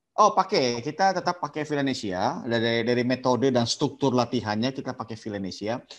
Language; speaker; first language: Indonesian; native; Indonesian